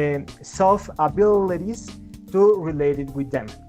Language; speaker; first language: English; non-native, learner; Spanish